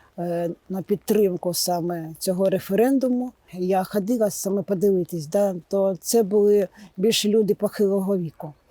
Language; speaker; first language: Ukrainian; non-native, local second language; Russian